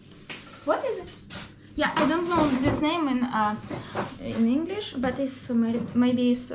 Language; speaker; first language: English; non-native, learner; Russian